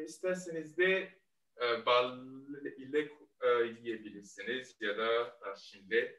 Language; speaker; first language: Turkish; non-native, fluent; Malagasy